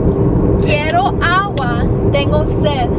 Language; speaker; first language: Spanish; early bilingual, heritage; Spanish